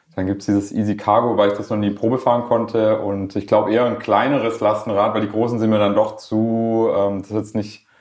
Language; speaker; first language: German; non-native, local second language; Swedish